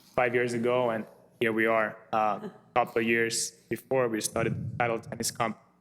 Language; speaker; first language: English; non-native, fluent; Finnish